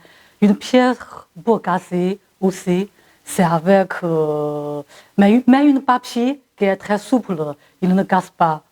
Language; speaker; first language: French; non-native, fluent; Chinese